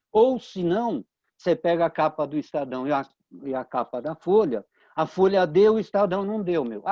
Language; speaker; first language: Portuguese; early bilingual, other home language; Italian